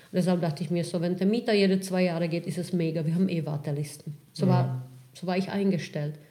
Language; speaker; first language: German; non-native, fluent; Czech